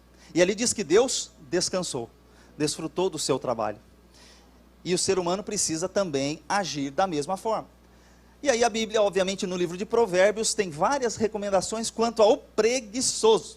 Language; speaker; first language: Portuguese; native; Portuguese